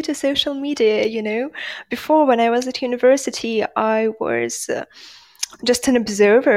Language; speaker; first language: English; non-native, fluent; Russian